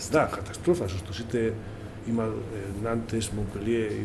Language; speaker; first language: Macedonian; non-native, learner; Spanish